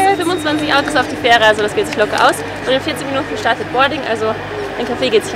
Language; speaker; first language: German; native; German